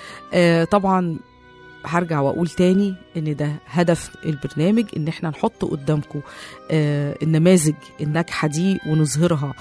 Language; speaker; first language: Arabic; native; Arabic